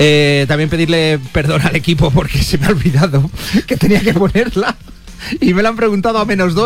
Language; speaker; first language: Spanish; native; Spanish